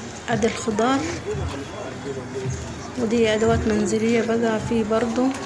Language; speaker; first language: Arabic; native; Arabic